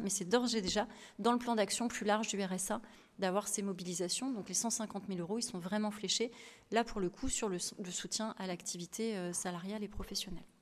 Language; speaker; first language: French; native; French